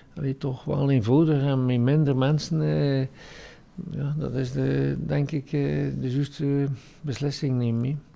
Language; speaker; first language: Dutch; native; Dutch